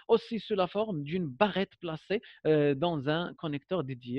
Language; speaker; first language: French; non-native, local second language; Arabic